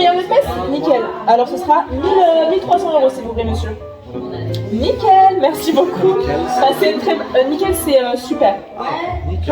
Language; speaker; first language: French; native; French